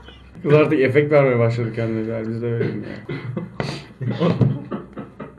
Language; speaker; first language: Turkish; native; Turkish